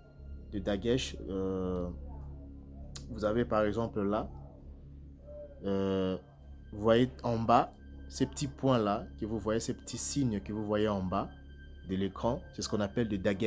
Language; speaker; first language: French; non-native, local second language; Kongo